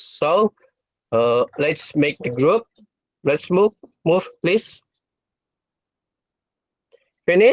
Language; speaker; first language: English; non-native, fluent; Indonesian